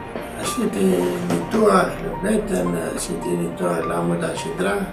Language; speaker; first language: Hebrew; non-native, fluent; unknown